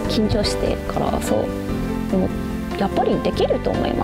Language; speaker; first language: Japanese; non-native, learner; English